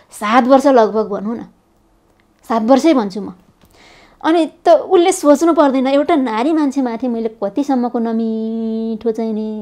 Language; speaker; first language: Nepali; native; Nepali